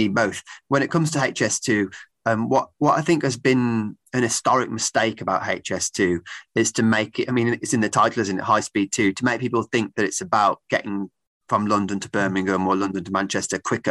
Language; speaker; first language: English; native; English